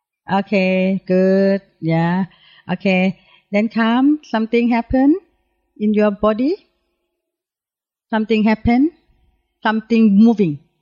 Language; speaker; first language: English; non-native, learner; Thai